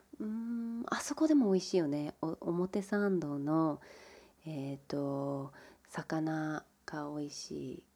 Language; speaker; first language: Japanese; early bilingual, heritage; English